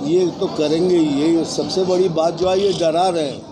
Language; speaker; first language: Hindi; non-native, local second language; Bangla